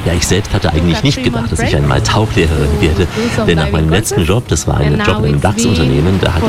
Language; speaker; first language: German; native; German